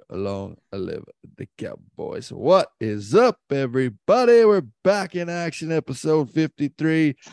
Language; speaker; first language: English; native; English